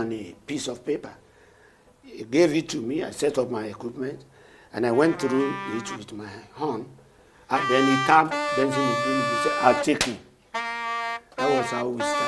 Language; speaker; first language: English; non-native, local second language; Yoruba